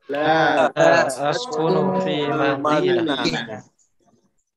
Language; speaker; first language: Arabic; non-native, learner; Indonesian